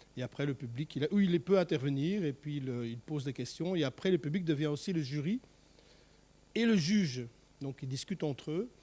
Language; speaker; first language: French; native; French